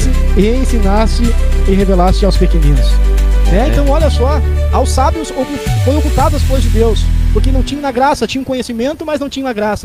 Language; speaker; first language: Portuguese; native; Portuguese